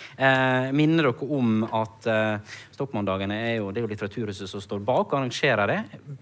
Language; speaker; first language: Norwegian; native; Norwegian